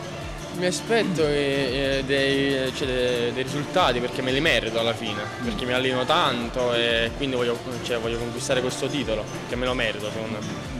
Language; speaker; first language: Italian; native; Italian